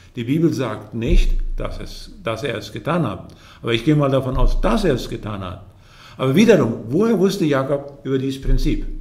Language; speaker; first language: German; early bilingual, heritage; German